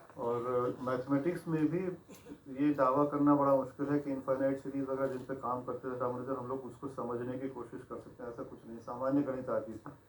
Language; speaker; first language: Hindi; native; Hindi